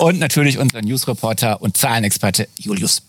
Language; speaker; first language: German; native; German